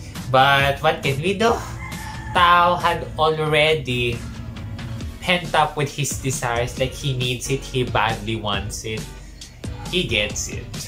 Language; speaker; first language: English; non-native, local second language; Filipino